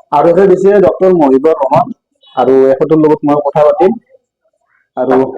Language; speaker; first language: Assamese; non-native, local second language; Bangla